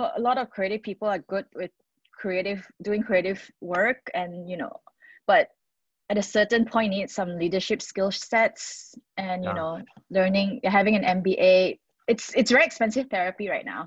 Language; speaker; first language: English; non-native, local second language; Cantonese